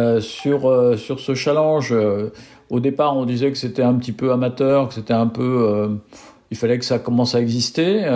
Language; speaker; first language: French; native; French